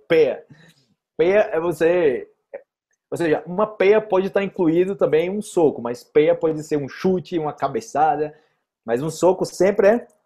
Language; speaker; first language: Portuguese; native; Portuguese